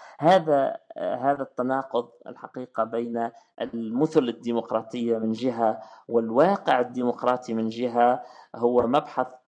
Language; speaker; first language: Arabic; native; Arabic